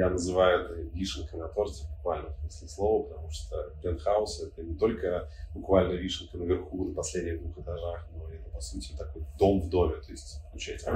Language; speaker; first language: Russian; native; Russian